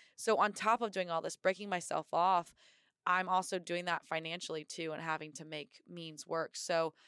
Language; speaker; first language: English; native; English